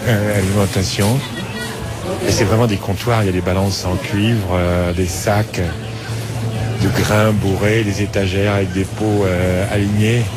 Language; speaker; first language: French; native; French